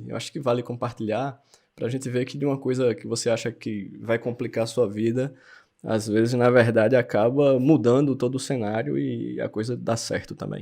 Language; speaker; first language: Portuguese; native; Portuguese